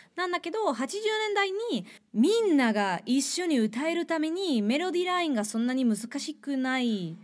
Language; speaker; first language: Japanese; non-native, fluent; Spanish